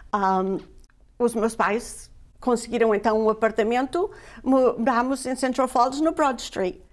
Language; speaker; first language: Portuguese; native; Portuguese